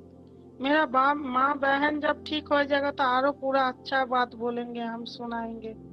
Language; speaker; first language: Hindi; non-native, local second language; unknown